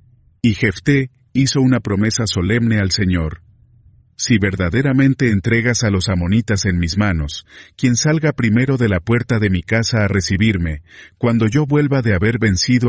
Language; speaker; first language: Spanish; native; Spanish